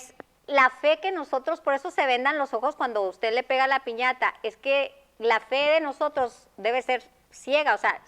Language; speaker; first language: Spanish; native; Spanish